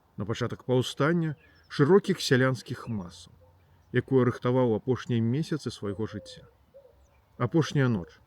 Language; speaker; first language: Belarusian; native; Belarusian